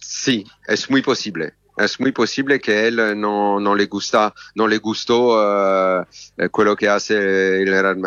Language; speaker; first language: Spanish; non-native, learner; French